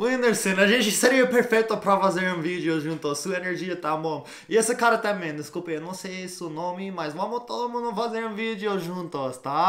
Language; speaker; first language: Portuguese; non-native, fluent; English